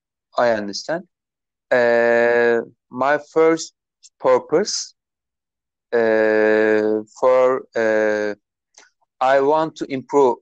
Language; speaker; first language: English; non-native, learner; Turkish